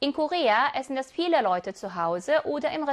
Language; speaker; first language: German; non-native, fluent; Korean